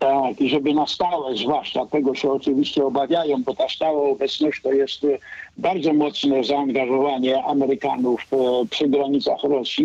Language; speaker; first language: Polish; native; Polish